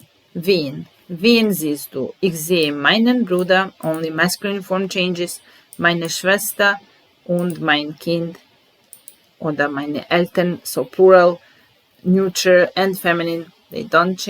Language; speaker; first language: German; non-native, fluent; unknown